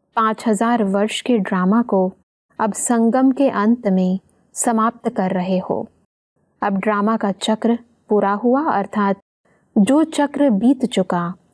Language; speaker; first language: Hindi; native; Hindi